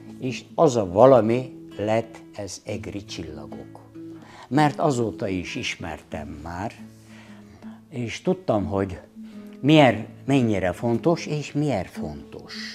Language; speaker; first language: Hungarian; non-native, fluent; Turkish